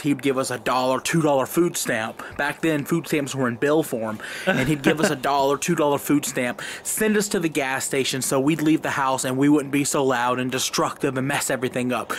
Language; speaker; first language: English; native; English